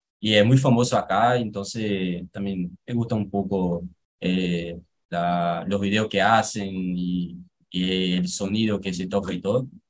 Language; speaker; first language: Spanish; non-native, fluent; Portuguese